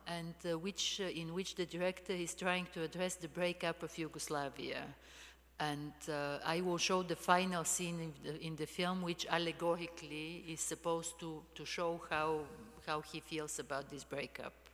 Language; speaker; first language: English; non-native, fluent; Bulgarian